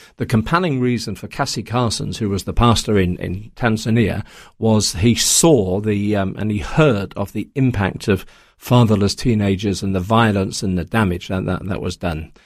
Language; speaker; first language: English; native; English